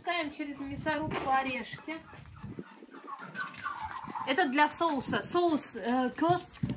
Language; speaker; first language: Russian; native; Russian